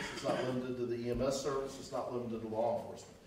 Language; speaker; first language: English; native; English